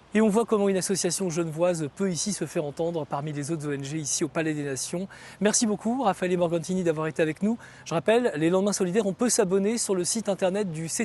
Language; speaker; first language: French; native; French